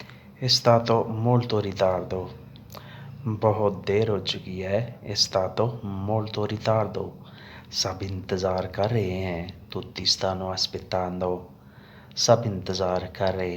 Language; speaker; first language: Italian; non-native, learner; Urdu